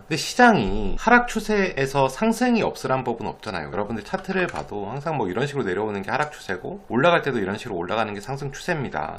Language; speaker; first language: Korean; native; Korean